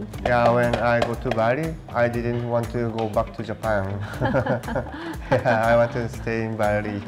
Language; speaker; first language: English; non-native, learner; Japanese